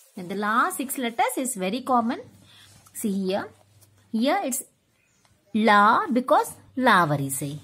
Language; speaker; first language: English; non-native, local second language; Tamil